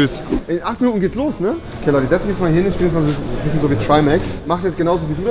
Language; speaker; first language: German; native; German